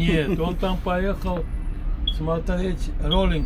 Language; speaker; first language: Russian; non-native, local second language; Armenian